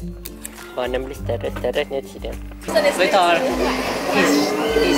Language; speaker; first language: Swedish; non-native, fluent; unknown